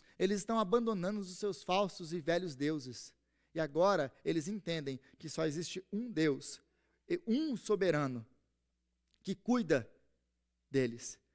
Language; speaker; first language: Portuguese; native; Portuguese